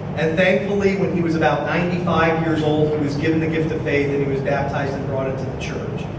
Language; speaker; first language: English; native; English